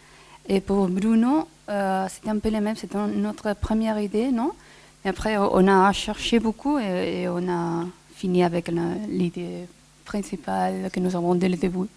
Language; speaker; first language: French; non-native, fluent; Spanish